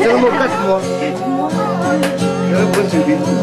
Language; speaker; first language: French; non-native, fluent; Burmese